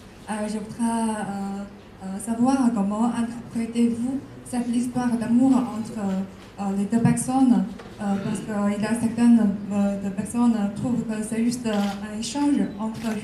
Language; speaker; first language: French; non-native, learner; Chinese